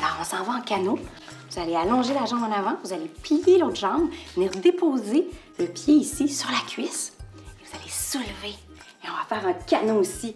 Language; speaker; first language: French; native; French